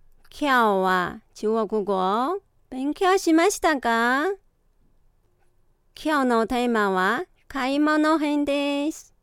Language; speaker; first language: Japanese; non-native, fluent; Chinese